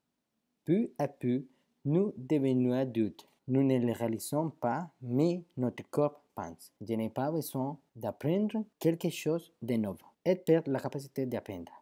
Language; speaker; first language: French; non-native, fluent; Spanish